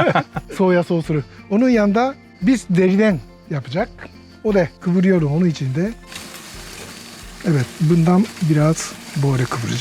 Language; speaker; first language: Turkish; non-native, learner; Japanese